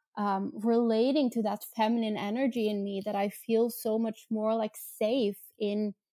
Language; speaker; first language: English; non-native, fluent; Norwegian